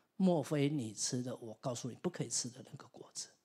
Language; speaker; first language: Chinese; non-native, local second language; Min Nan Chinese